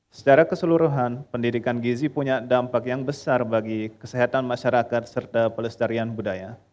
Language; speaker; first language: Indonesian; early bilingual, heritage; Indonesian